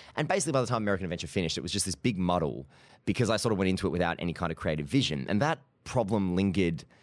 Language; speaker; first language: English; native; English